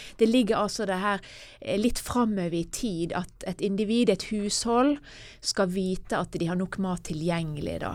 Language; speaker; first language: Norwegian; native; Norwegian